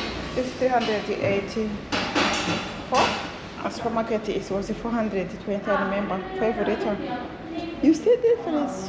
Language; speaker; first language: English; non-native, fluent; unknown